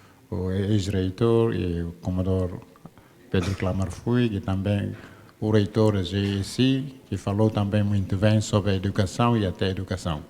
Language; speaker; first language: Portuguese; non-native, local second language; Tetum